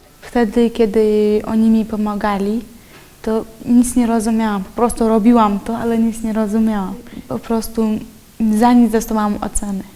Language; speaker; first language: Polish; non-native, fluent; Chechen